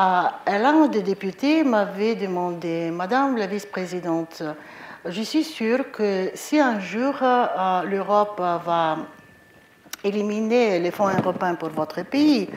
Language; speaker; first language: French; non-native, fluent; Bulgarian